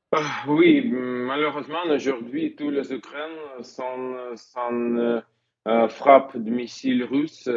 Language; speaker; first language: French; non-native, learner; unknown